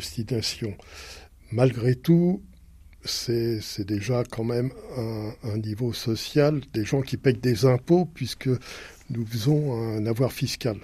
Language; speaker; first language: French; native; French